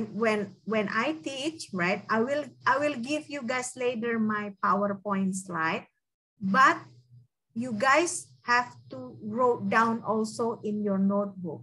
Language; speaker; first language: English; non-native, fluent; Indonesian